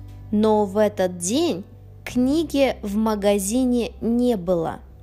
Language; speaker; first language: Russian; native; Russian